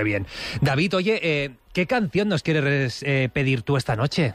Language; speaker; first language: Spanish; native; Spanish